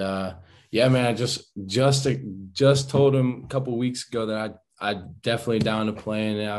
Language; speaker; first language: English; native; English